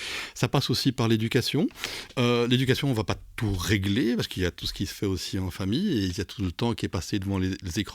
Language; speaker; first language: French; native; French